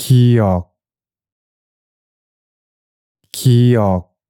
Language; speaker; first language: Korean; native; Korean